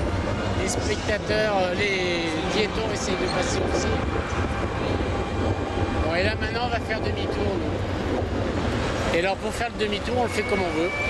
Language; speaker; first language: French; native; French